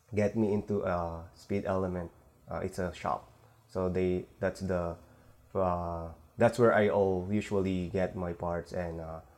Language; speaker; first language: English; non-native, local second language; Filipino